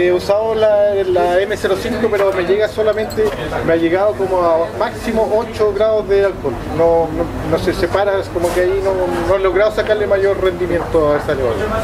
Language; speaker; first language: Spanish; native; Spanish